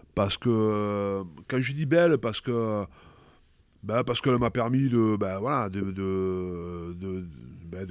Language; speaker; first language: French; native; French